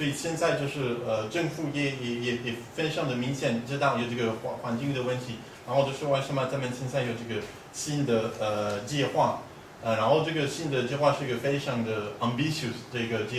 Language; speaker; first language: Chinese; non-native, fluent; French